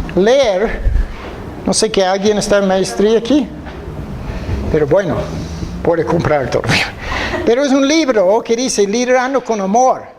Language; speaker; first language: Spanish; non-native, fluent; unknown